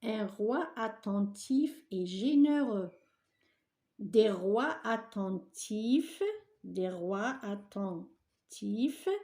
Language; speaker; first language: French; non-native, local second language; Arabic